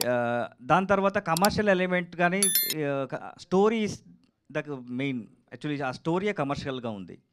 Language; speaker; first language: Telugu; non-native, learner; Kannada